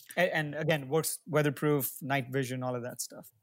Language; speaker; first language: English; non-native, local second language; Hindi